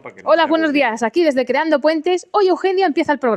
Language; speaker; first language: Spanish; native; Spanish